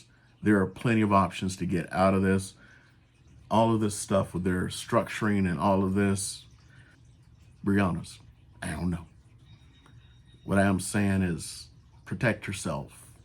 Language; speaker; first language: English; native; English